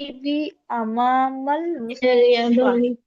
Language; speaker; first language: Arabic; non-native, learner; Urdu